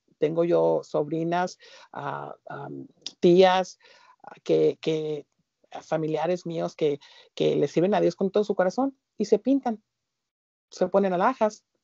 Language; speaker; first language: Spanish; early bilingual, heritage; Spanish